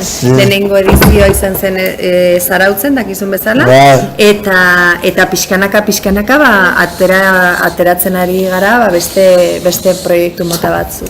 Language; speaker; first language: Basque; non-native, local second language; Spanish